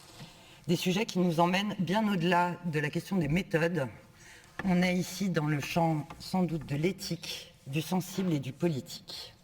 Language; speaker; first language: French; native; French